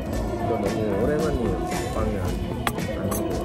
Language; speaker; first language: Korean; non-native, learner; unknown